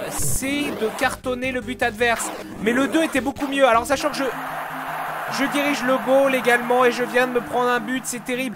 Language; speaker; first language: French; native; French